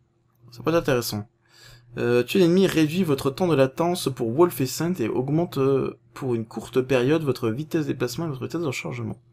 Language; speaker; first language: French; native; French